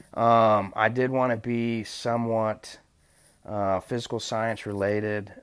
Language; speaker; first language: English; native; English